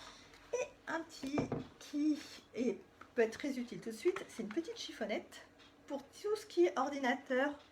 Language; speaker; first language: French; native; French